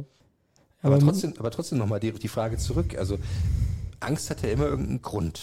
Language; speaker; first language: German; native; German